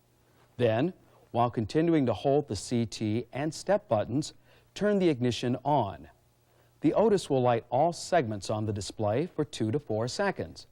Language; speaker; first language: English; native; English